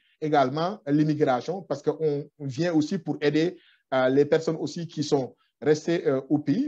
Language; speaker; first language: French; non-native, local second language; Wolof